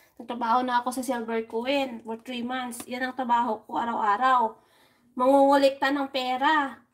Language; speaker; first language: Filipino; non-native, local second language; Hiligaynon